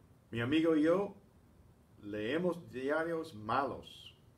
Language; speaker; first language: Spanish; non-native, fluent; English